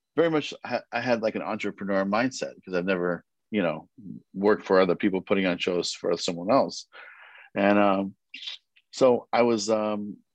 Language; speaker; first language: English; early bilingual, other home language; Korean